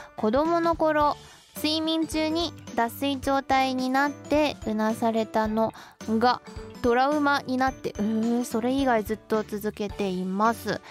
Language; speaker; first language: Japanese; non-native, fluent; Chinese